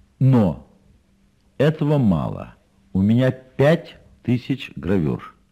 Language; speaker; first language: Russian; native; Russian